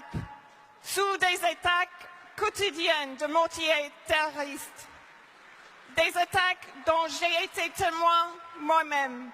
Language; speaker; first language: French; non-native, fluent; English